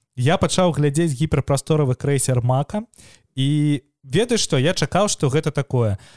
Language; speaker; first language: Belarusian; non-native, local second language; Russian